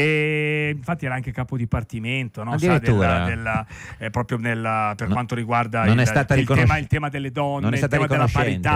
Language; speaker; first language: Italian; native; Italian